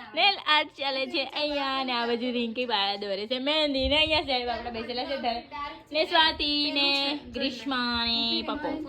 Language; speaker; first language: Gujarati; native; Gujarati